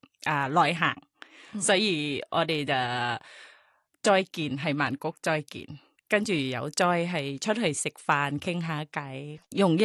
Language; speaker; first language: Cantonese; non-native, learner; Thai